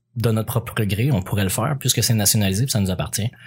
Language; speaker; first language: French; native; French